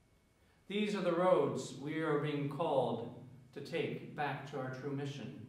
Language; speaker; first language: English; native; English